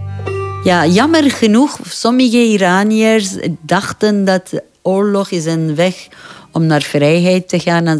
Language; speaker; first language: Dutch; non-native, fluent; Persian